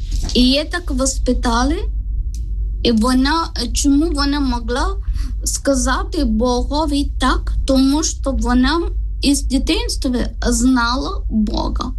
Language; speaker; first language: Ukrainian; non-native, learner; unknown